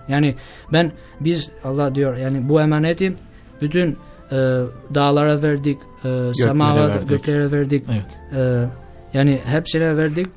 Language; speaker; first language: Turkish; non-native, learner; Albanian